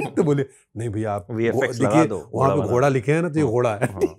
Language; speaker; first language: Hindi; native; Hindi